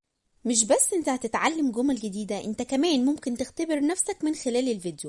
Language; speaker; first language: Arabic; native; Arabic